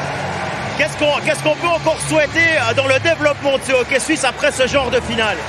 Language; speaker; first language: French; native; French